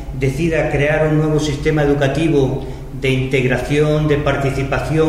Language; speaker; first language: Spanish; native; Spanish